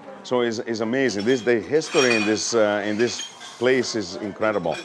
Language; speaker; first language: English; non-native, fluent; Italian